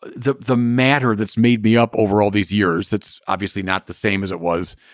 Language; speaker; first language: English; native; English